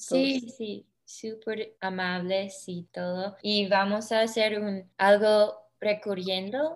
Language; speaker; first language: Spanish; early bilingual, heritage; English